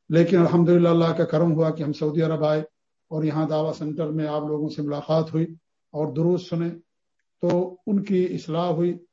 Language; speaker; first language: Urdu; native; Urdu